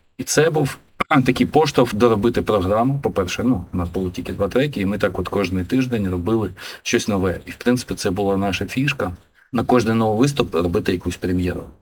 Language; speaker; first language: Ukrainian; non-native, local second language; Russian